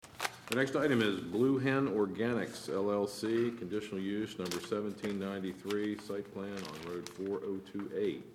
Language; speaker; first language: English; native; English